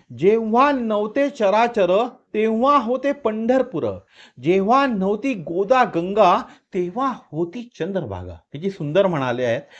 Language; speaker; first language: Marathi; native; Marathi